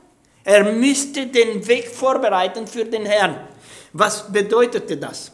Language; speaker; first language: German; non-native, fluent; Romanian